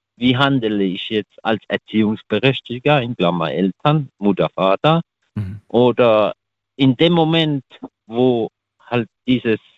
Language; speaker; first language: German; native; German